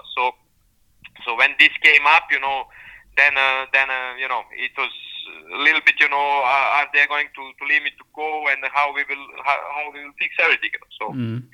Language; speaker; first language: English; non-native, fluent; Serbian